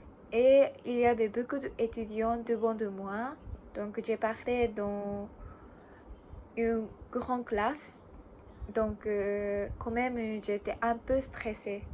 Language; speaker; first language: French; non-native, learner; Japanese